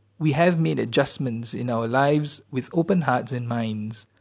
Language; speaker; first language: English; non-native, local second language; Malay